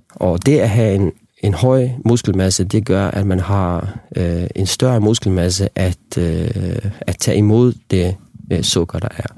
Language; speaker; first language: Danish; non-native, local second language; Faroese